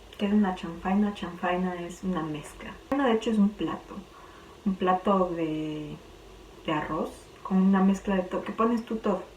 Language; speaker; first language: Spanish; native; Spanish